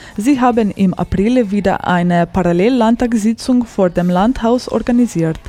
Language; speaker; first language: German; native; German